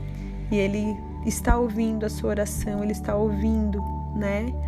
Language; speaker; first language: Portuguese; native; Portuguese